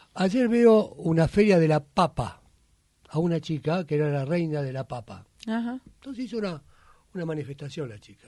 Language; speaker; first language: Spanish; native; Spanish